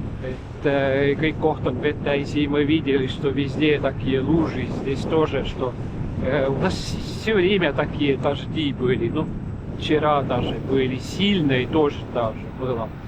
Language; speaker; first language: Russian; non-native, local second language; Estonian